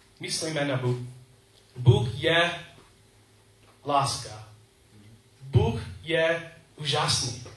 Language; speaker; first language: Czech; non-native, learner; English